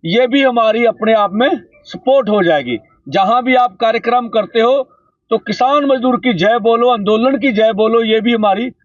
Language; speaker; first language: Hindi; non-native, local second language; Punjabi